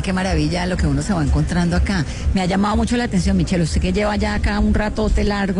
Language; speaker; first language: Spanish; native; Spanish